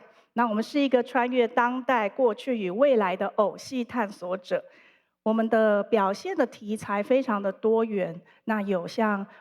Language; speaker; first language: Chinese; native; Chinese